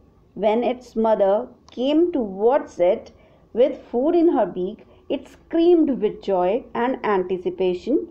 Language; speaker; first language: English; non-native, local second language; Hindi